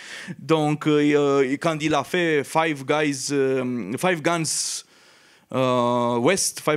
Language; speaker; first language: French; non-native, fluent; Romanian